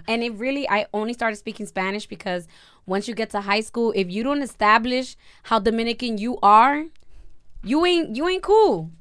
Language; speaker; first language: English; early bilingual, other home language; Spanish